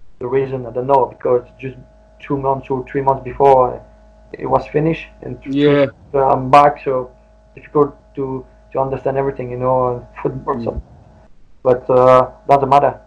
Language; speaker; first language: English; non-native, learner; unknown